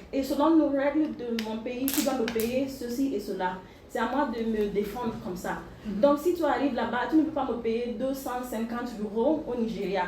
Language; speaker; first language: French; non-native, learner; English